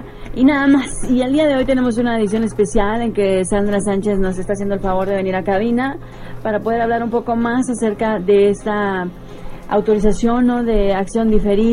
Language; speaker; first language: Spanish; native; Spanish